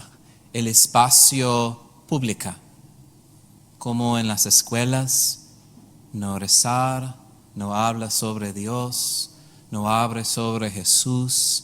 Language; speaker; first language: Spanish; non-native, learner; English